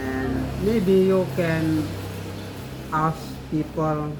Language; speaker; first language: English; non-native, learner; Indonesian